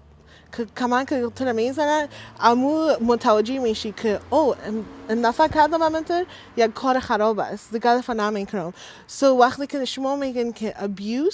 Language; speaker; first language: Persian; early bilingual, heritage; Persian